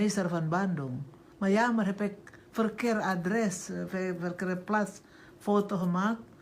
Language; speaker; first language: Dutch; non-native, learner; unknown